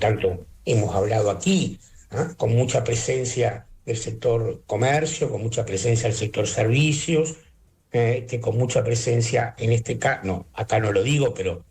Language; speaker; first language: Spanish; native; Spanish